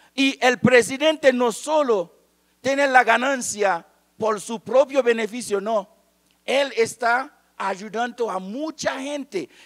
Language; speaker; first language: Spanish; non-native, fluent; Haitian Creole